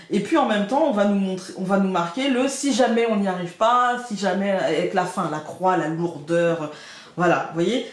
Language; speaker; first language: French; native; French